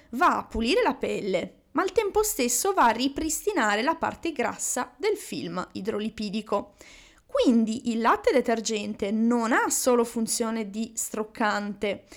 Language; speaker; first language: Italian; native; Italian